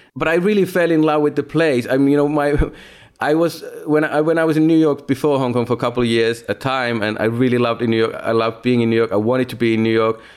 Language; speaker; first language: English; non-native, fluent; Finnish